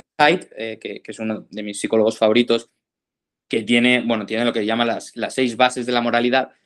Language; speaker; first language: Spanish; native; Spanish